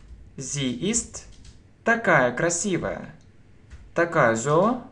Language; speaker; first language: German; non-native, fluent; Russian